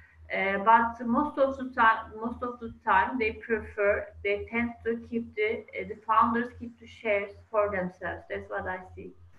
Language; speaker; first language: English; non-native, fluent; Turkish